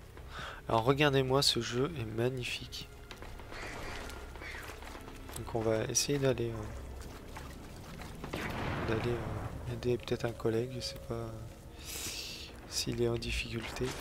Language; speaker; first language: French; native; French